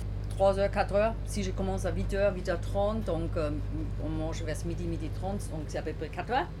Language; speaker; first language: French; non-native, learner; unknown